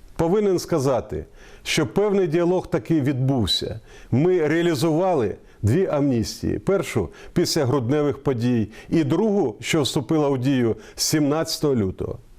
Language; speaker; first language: Ukrainian; non-native, local second language; Russian